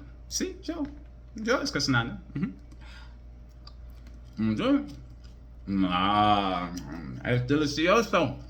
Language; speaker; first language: Spanish; non-native, learner; English